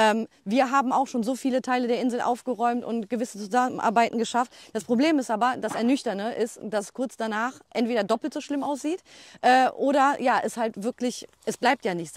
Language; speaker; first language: German; native; German